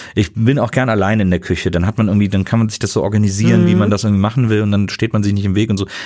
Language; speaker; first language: German; native; German